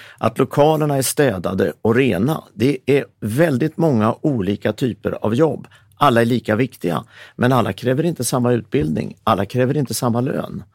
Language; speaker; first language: Swedish; native; Swedish